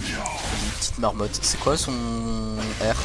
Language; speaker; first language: French; native; French